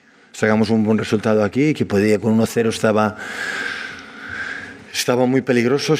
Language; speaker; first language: Spanish; non-native, local second language; Catalan